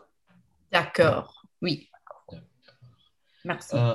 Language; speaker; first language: French; non-native, learner; English